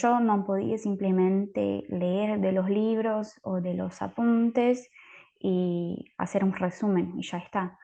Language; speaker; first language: Spanish; native; Spanish